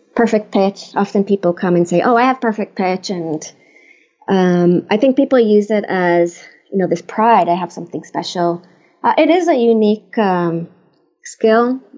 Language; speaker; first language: English; non-native, fluent; Hebrew